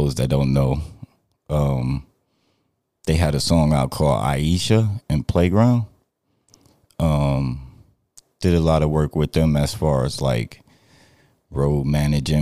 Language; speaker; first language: English; native; English